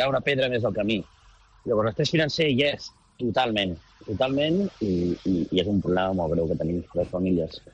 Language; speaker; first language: Catalan; native; Catalan